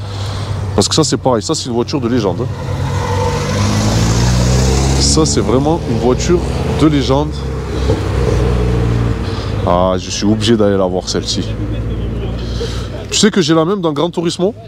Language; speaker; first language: French; native; French